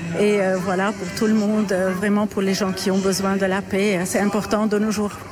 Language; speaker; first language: French; non-native, local second language; Arabic